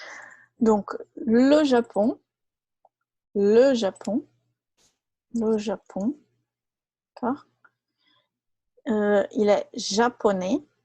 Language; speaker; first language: French; non-native, fluent; Portuguese